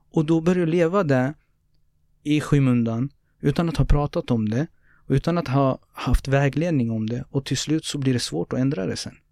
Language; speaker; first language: Swedish; native; Swedish